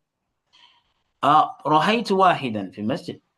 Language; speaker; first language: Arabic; non-native, fluent; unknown